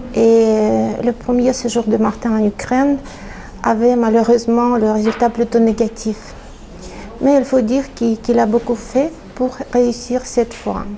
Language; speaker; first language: French; non-native, fluent; Russian